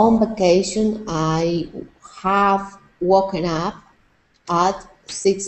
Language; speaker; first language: English; non-native, learner; Spanish